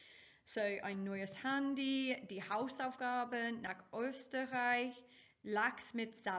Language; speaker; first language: German; non-native, fluent; English